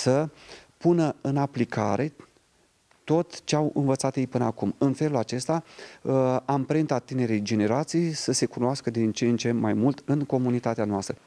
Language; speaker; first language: Romanian; non-native, local second language; Russian